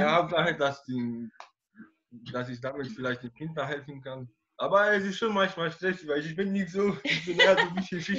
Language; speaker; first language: German; non-native, fluent; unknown